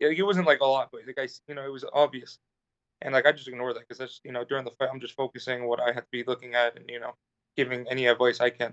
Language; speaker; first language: English; native; English